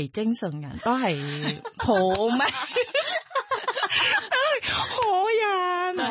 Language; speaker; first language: Cantonese; non-native, fluent; Thai